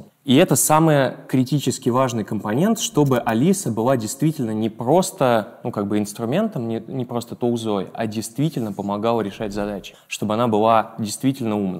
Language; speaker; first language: Russian; native; Russian